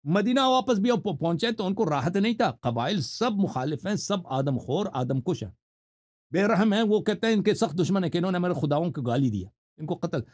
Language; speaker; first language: Urdu; non-native, fluent; Persian